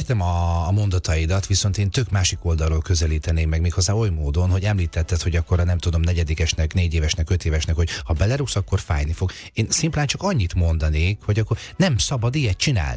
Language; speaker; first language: Hungarian; native; Hungarian